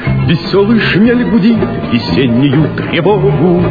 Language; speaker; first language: Russian; native; Russian